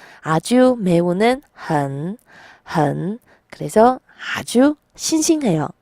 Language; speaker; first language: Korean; non-native, fluent; Chinese